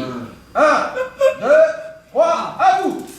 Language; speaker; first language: French; native; French